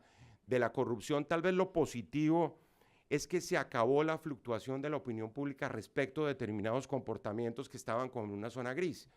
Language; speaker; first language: Spanish; native; Spanish